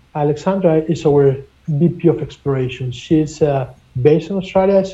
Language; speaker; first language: English; non-native, fluent; Spanish